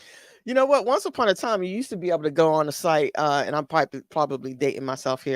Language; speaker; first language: English; native; English